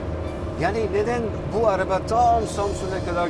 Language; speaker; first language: Turkish; non-native, fluent; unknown